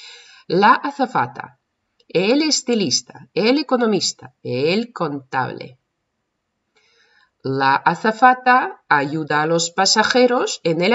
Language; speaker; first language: Spanish; non-native, fluent; Russian